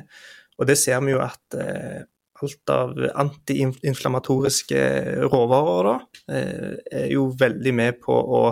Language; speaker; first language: Norwegian; native; Norwegian